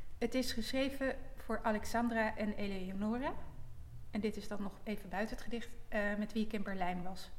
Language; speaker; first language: Dutch; native; Dutch